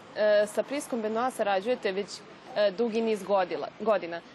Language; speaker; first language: Serbian; native; Serbian